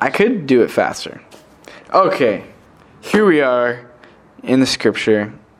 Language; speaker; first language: English; native; English